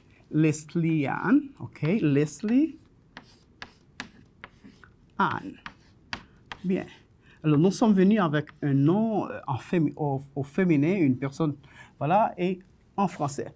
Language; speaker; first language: French; non-native, fluent; Spanish